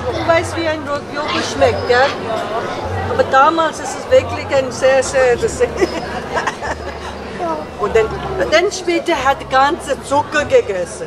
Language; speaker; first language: German; non-native, learner; Tibetan